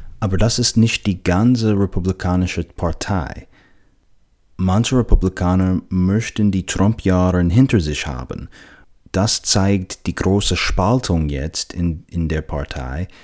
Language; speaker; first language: German; non-native, fluent; English